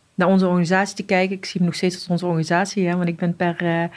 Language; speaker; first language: Dutch; early bilingual, other home language; Arabic